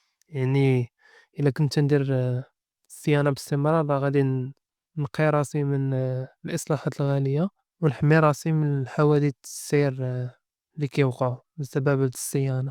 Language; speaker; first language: Arabic; native; Arabic